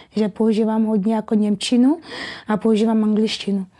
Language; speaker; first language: Czech; early bilingual, other home language; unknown